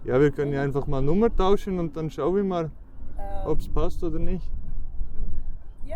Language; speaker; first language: German; native; German